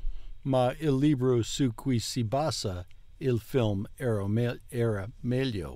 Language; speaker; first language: Italian; non-native, learner; English